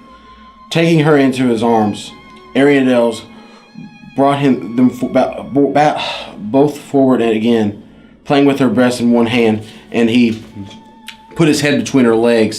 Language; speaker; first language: English; native; English